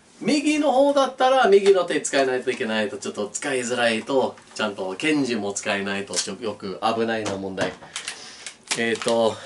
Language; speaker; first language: Japanese; non-native, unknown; English